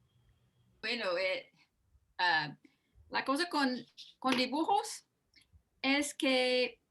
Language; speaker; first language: Spanish; non-native, fluent; English